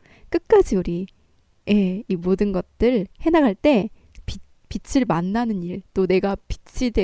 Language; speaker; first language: Korean; native; Korean